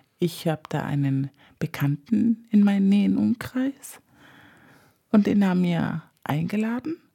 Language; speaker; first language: German; non-native, fluent; Spanish